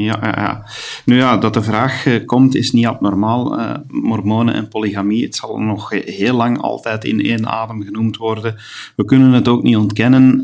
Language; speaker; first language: Dutch; native; Dutch